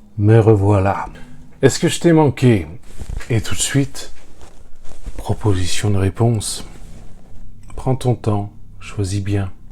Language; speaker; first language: French; native; French